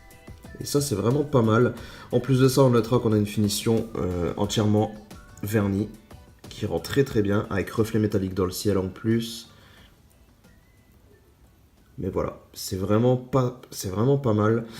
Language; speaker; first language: French; native; French